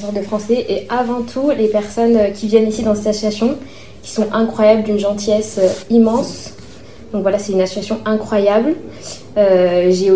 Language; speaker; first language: French; native; French